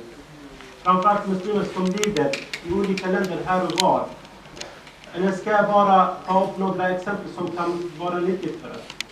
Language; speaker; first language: Swedish; non-native, fluent; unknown